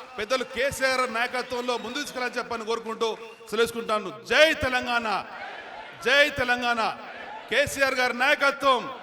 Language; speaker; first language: Telugu; native; Telugu